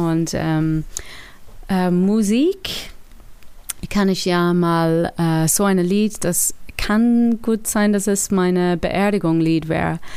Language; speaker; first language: German; non-native, learner; English